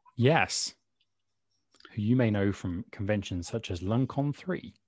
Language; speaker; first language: English; native; English